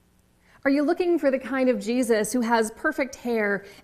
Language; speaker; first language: English; native; English